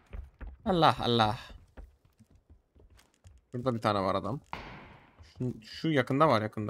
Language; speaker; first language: Turkish; native; Turkish